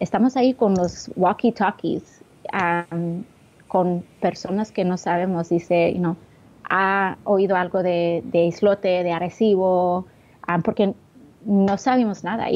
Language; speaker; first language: Spanish; early bilingual, heritage; Spanish